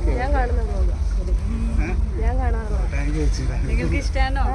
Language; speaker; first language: Malayalam; non-native, learner; Nepali